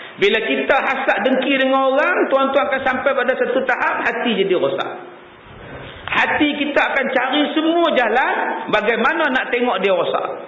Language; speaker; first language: Malay; native; Malay